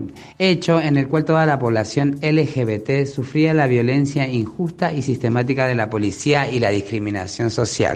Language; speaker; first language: Spanish; native; Spanish